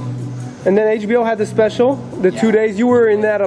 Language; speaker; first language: English; native; English